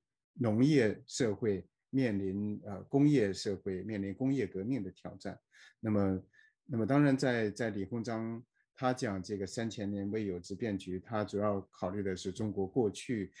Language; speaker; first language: Chinese; native; Chinese